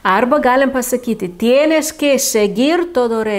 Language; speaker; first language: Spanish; non-native, fluent; Lithuanian